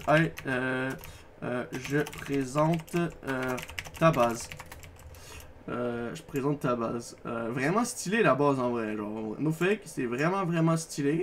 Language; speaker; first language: French; native; French